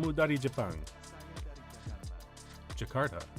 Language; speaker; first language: Indonesian; non-native, learner; English